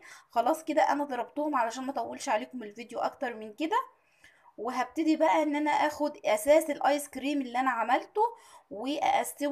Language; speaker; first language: Arabic; native; Arabic